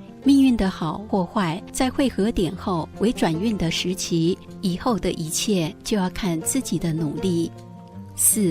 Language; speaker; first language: Chinese; native; Chinese